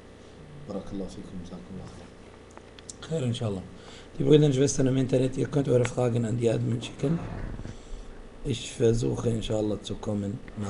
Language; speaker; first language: German; non-native, fluent; Arabic